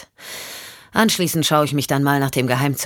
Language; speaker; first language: German; native; German